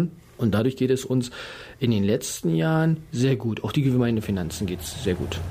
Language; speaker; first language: German; native; German